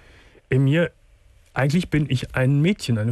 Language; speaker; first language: German; native; German